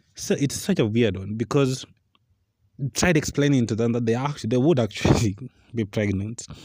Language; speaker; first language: English; non-native, local second language; Luo (Kenya and Tanzania)